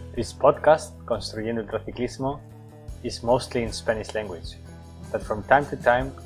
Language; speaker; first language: English; non-native, fluent; Spanish